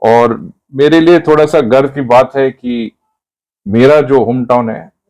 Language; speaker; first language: Hindi; non-native, local second language; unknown